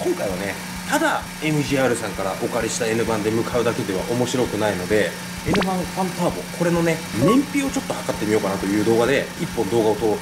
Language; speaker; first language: Japanese; native; Japanese